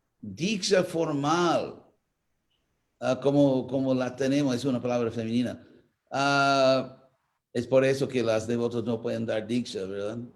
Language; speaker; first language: Spanish; non-native, fluent; English